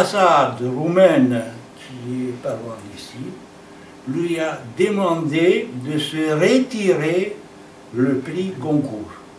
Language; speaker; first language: French; non-native, fluent; Romanian